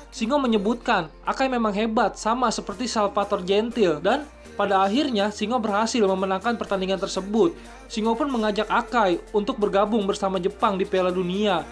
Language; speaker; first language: Indonesian; native; Indonesian